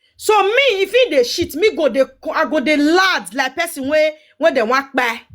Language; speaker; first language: Nigerian Pidgin; native; Nigerian Pidgin